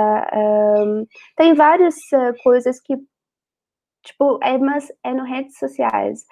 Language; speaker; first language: Portuguese; non-native, fluent; Arabic